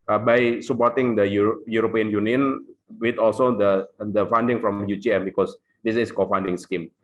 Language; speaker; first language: English; non-native, local second language; Indonesian